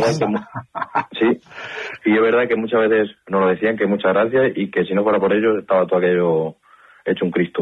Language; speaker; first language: Spanish; native; Spanish